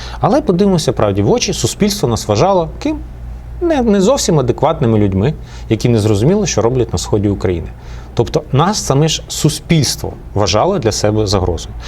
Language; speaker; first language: Ukrainian; non-native, local second language; Russian